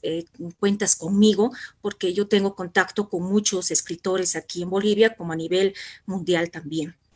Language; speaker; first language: Spanish; native; Spanish